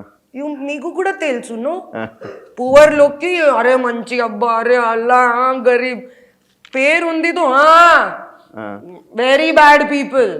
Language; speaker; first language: Telugu; non-native, learner; Hindi